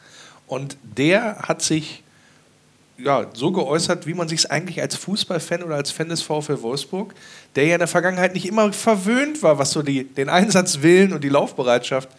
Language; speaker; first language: German; native; German